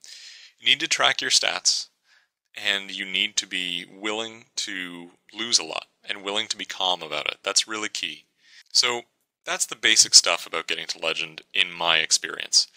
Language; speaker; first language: English; native; English